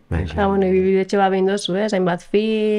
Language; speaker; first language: Basque; native; Basque